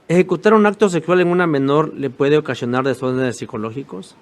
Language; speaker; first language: Spanish; native; Spanish